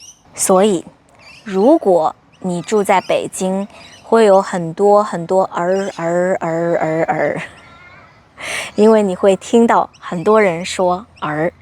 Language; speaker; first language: Chinese; non-native, fluent; English